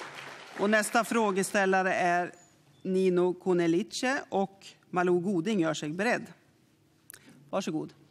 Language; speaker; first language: Swedish; native; Swedish